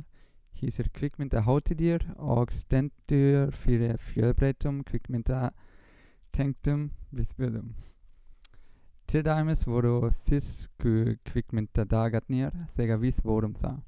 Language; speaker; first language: Icelandic; non-native, learner; German